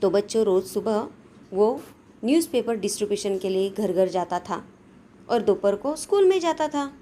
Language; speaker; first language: Hindi; non-native, local second language; Marathi